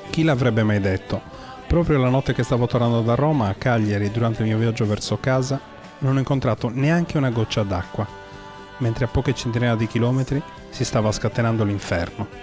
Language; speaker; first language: Italian; native; Italian